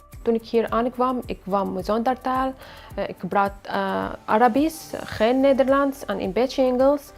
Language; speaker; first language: Dutch; non-native, learner; Arabic